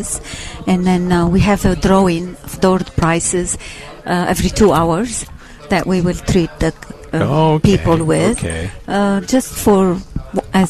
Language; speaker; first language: English; non-native, fluent; Arabic